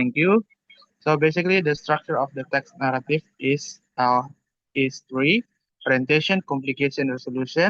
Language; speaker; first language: English; non-native, learner; Indonesian